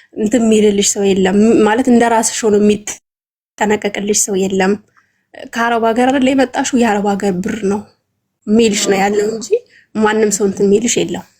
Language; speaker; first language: Amharic; non-native, local second language; Oromo